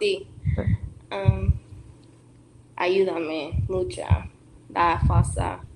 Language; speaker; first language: Spanish; non-native, learner; English